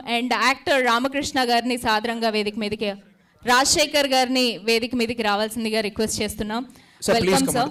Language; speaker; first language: Telugu; native; Telugu